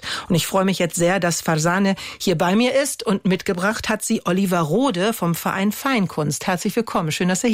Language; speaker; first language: German; native; German